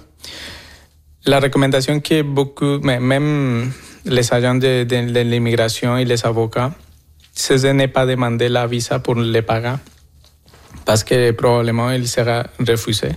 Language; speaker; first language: French; non-native, fluent; Spanish